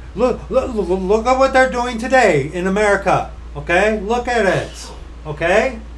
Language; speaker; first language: English; native; English